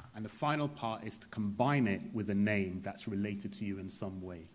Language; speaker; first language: English; native; English